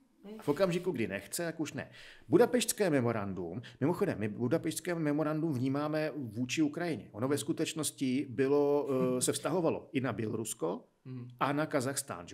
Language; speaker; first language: Czech; native; Czech